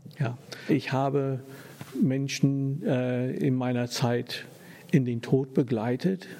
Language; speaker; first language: German; non-native, fluent; English